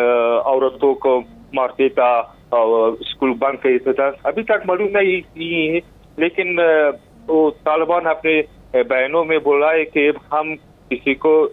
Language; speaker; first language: Hindi; non-native, learner; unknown